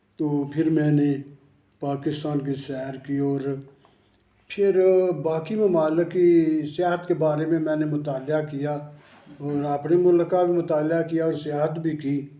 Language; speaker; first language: Urdu; non-native, local second language; Punjabi